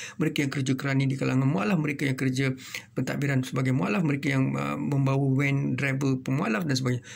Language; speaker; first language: Malay; non-native, local second language; Tamil